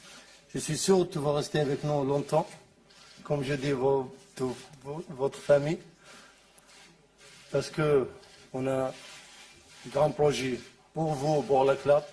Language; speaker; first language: French; non-native, learner; Arabic